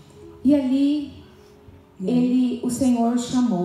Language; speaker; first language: Portuguese; native; Portuguese